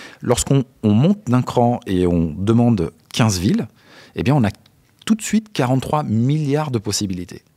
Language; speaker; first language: French; native; French